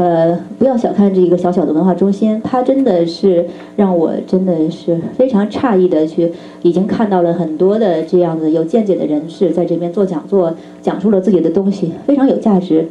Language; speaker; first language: Chinese; native; Chinese